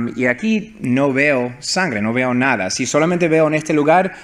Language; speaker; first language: Spanish; early bilingual, heritage; Spanish